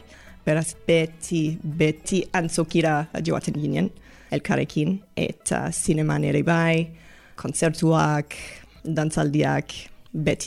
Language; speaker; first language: Basque; non-native, learner; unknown